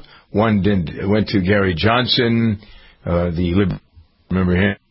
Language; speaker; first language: English; native; English